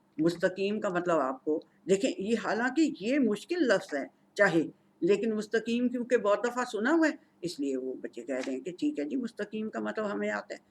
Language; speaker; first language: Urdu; non-native, local second language; Punjabi